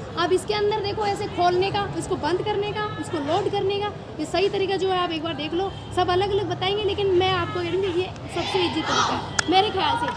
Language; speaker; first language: Hindi; native; Hindi